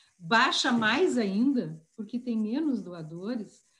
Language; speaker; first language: Portuguese; native; Portuguese